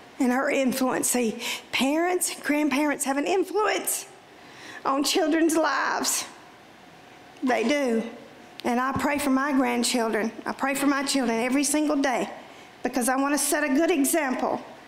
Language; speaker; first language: English; native; English